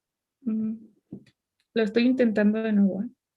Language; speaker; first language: Spanish; native; Spanish